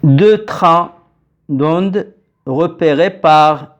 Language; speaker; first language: French; non-native, local second language; Arabic